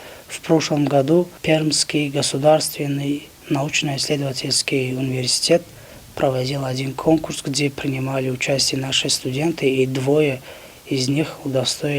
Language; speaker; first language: Russian; non-native, local second language; Tajik